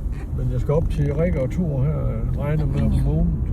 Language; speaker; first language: Danish; native; Danish